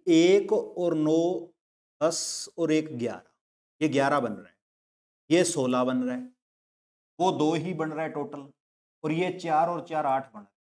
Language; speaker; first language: Hindi; non-native, local second language; Punjabi